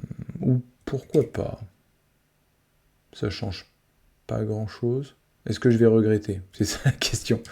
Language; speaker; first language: French; native; French